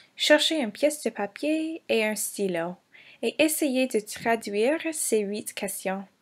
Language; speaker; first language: French; non-native, fluent; English